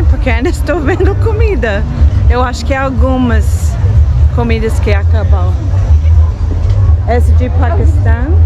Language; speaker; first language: Portuguese; non-native, fluent; English